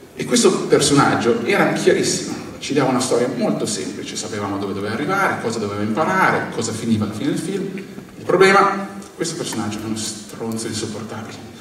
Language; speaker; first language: Italian; native; Italian